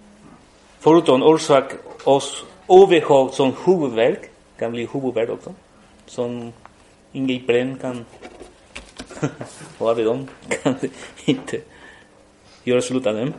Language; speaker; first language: Swedish; non-native, fluent; Spanish